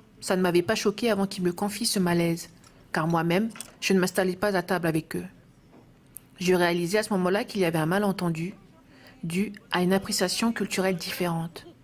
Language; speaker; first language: French; native; French